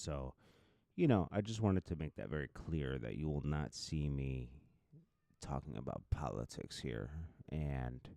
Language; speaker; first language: English; native; English